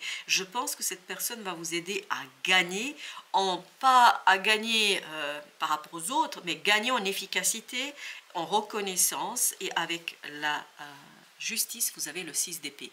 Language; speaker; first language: French; native; French